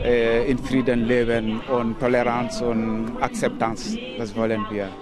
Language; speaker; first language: German; non-native, learner; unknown